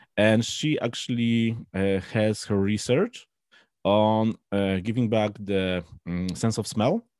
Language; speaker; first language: English; non-native, fluent; Polish